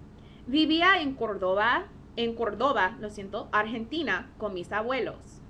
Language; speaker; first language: Spanish; non-native, fluent; English